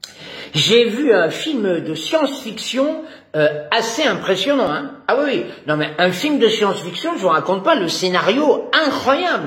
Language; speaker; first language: French; native; French